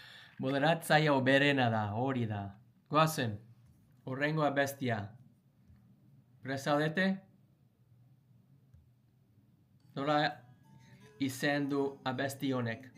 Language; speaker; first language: Basque; non-native, learner; English